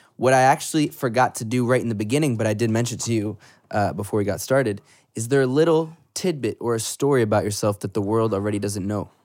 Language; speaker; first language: English; native; English